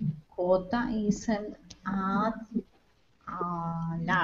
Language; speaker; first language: English; non-native, learner; Spanish